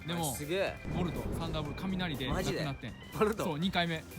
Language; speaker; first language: Japanese; native; Japanese